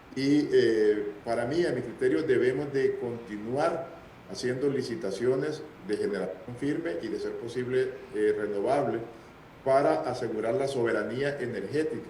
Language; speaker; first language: Spanish; native; Spanish